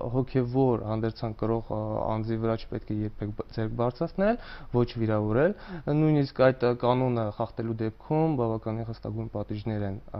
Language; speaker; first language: Armenian; non-native, local second language; Kurdish